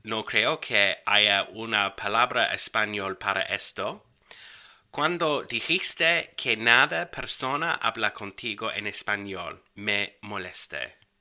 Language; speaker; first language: Spanish; non-native, learner; English